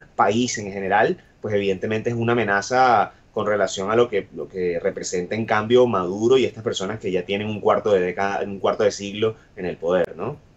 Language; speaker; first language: Spanish; native; Spanish